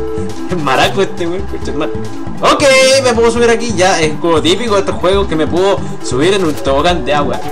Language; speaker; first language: Spanish; native; Spanish